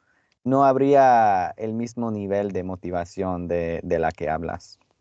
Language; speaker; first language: Spanish; non-native, fluent; English